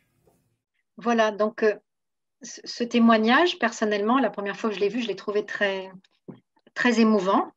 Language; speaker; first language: French; native; French